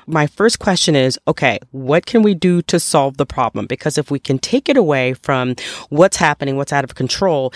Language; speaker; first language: English; native; English